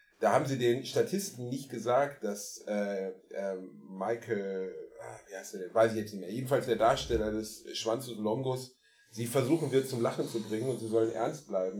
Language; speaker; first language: German; native; German